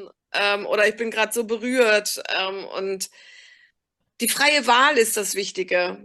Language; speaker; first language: German; native; German